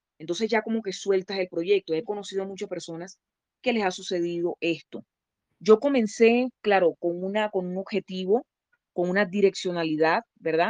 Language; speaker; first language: Spanish; native; Spanish